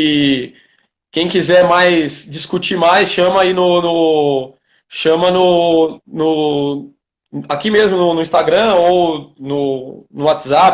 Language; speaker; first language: Portuguese; native; Portuguese